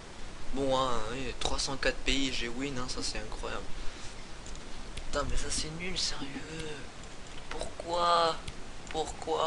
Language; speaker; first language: French; native; French